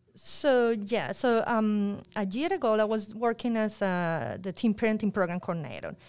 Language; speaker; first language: English; non-native, fluent; Spanish